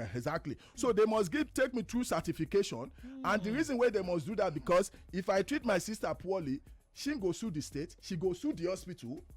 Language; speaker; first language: Nigerian Pidgin; native; Nigerian Pidgin